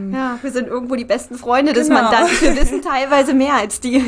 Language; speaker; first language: German; native; German